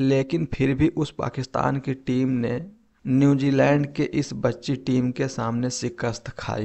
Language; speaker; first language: Hindi; native; Hindi